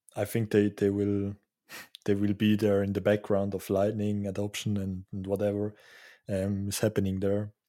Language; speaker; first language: English; non-native, fluent; Swiss German